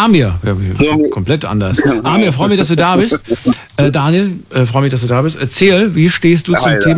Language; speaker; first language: German; native; German